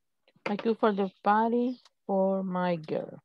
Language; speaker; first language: English; non-native, fluent; Spanish